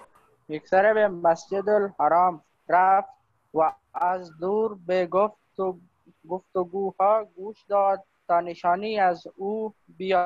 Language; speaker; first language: Persian; non-native, learner; Urdu